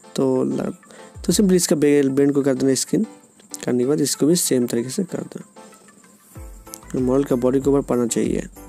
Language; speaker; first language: Hindi; non-native, local second language; Bangla